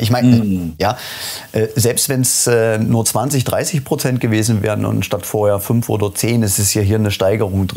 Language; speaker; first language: German; native; German